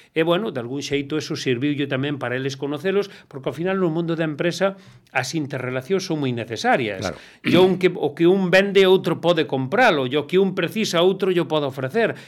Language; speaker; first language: Galician; non-native, local second language; Spanish